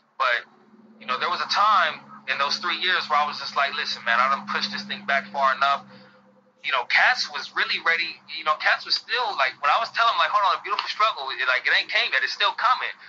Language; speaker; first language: English; native; English